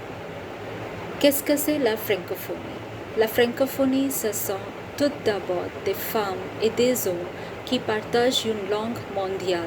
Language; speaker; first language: French; non-native, learner; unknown